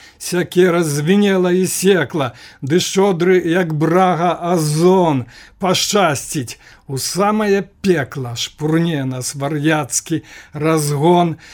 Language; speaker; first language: Belarusian; native; Belarusian